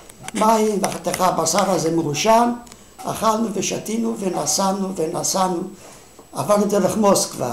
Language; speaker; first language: Hebrew; non-native, fluent; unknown